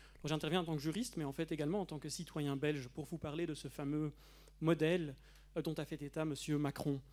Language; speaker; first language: French; native; French